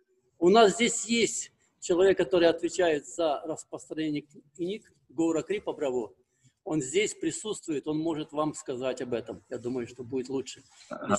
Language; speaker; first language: Russian; native; Russian